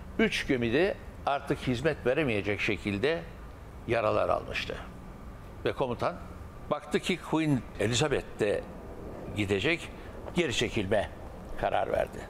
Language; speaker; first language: Turkish; native; Turkish